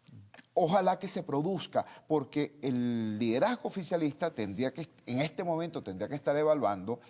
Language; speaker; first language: Spanish; native; Spanish